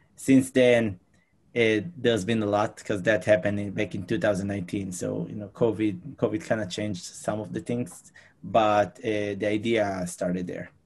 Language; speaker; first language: English; non-native, fluent; Hebrew